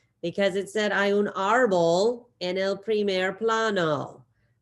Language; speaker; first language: Spanish; non-native, fluent; English